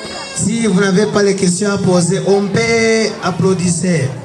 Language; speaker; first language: French; non-native, learner; Kinyarwanda